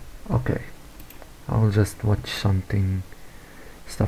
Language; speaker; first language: English; non-native, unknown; Portuguese